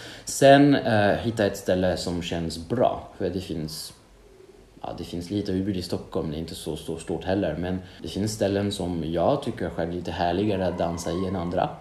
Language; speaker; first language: Swedish; non-native, fluent; French